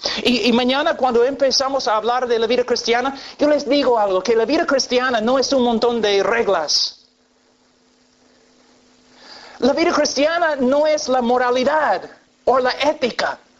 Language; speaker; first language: Spanish; non-native, fluent; English